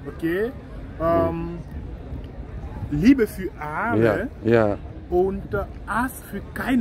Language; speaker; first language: German; non-native, fluent; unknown